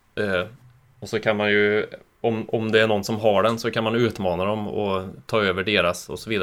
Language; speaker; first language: Swedish; native; Swedish